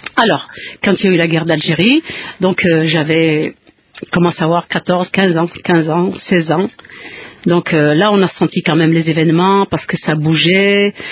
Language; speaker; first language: French; non-native, local second language; Kabyle